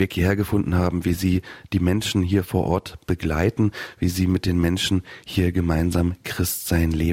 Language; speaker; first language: German; native; German